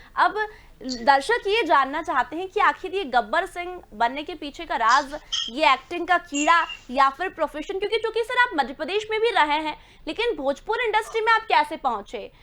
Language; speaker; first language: Hindi; native; Hindi